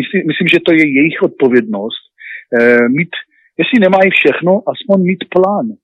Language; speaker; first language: Czech; non-native, learner; Hebrew